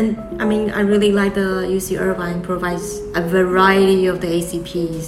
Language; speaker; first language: English; non-native, fluent; Chinese